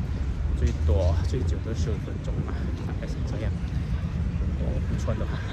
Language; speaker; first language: Chinese; early bilingual, heritage; Chinese